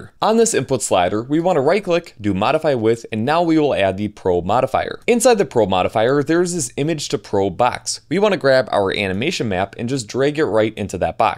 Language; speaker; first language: English; native; English